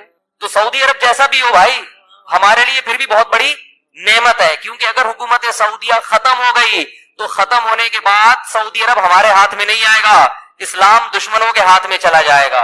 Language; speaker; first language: Urdu; native; Urdu